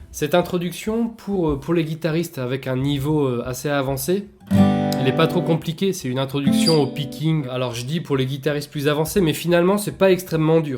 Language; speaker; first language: French; native; French